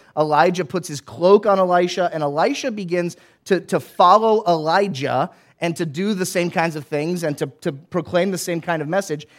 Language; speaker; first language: English; native; English